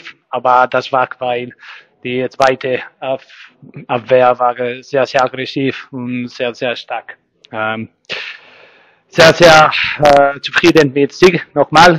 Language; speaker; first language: German; non-native, learner; Spanish